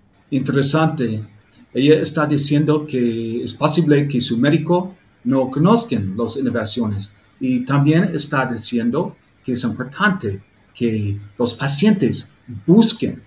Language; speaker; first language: Spanish; non-native, learner; English